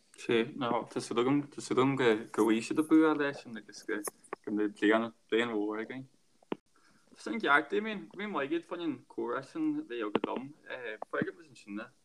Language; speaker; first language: Irish; native; Irish